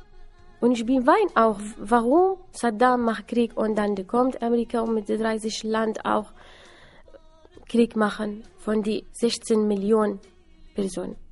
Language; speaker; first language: German; non-native, learner; Assyrian Neo-Aramaic